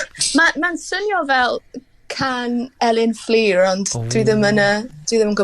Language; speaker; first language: Welsh; non-native, local second language; English